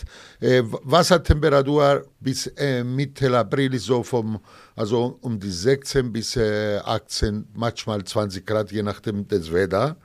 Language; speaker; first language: German; non-native, fluent; Greek